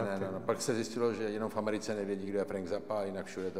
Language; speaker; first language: Czech; native; Czech